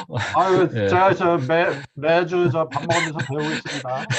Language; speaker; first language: Korean; native; Korean